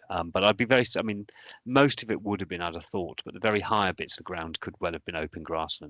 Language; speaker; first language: English; native; English